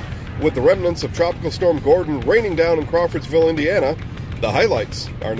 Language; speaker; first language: English; native; English